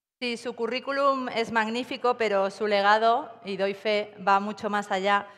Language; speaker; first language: Spanish; native; Spanish